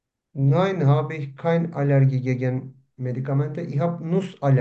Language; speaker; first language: German; non-native, learner; Turkish